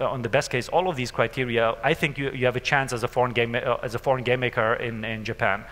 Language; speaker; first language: English; non-native, fluent; German